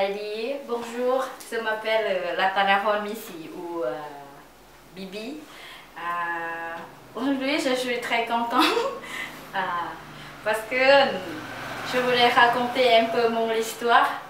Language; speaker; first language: French; non-native, learner; Lao